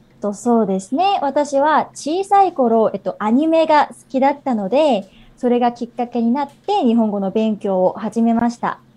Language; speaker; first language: Japanese; non-native, fluent; Korean